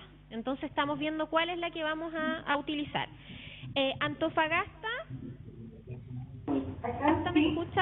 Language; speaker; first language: Spanish; native; Spanish